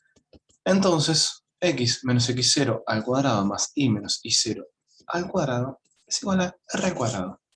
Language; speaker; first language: Spanish; native; Spanish